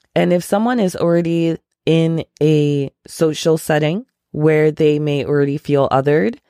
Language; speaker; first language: English; non-native, local second language; Akan